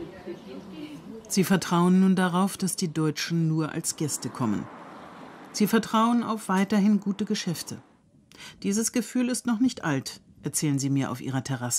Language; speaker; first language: German; native; German